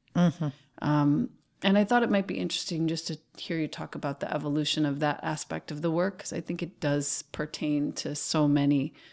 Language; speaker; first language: English; native; English